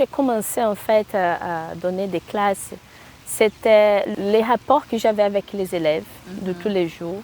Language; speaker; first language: French; non-native, fluent; Portuguese